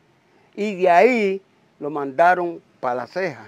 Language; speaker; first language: Spanish; native; Spanish